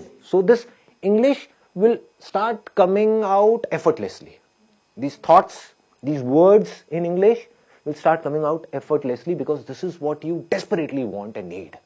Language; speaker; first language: English; non-native, local second language; Hindi